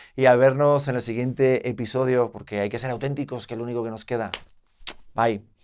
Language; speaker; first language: Spanish; native; Spanish